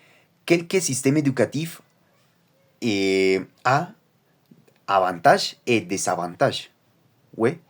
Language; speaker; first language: French; non-native, learner; Spanish